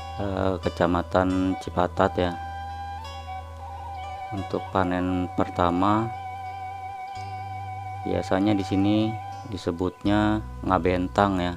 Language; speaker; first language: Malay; non-native, local second language; Sundanese